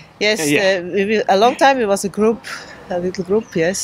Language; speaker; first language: English; non-native, learner; German